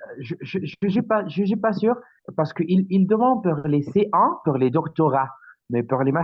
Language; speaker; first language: French; non-native, learner; Spanish